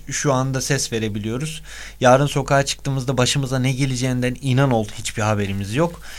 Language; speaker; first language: Turkish; native; Turkish